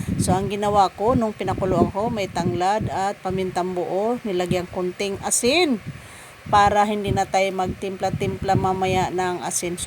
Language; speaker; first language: Filipino; non-native, local second language; Cebuano